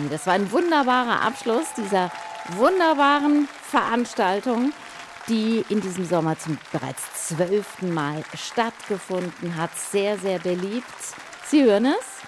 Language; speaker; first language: German; native; German